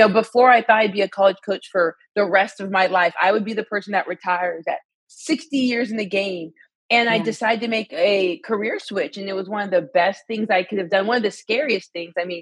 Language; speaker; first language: English; native; English